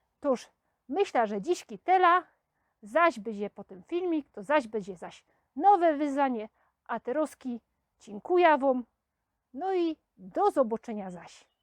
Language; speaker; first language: Polish; native; Polish